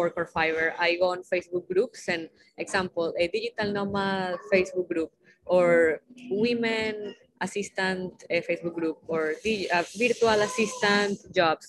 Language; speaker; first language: English; non-native, fluent; Spanish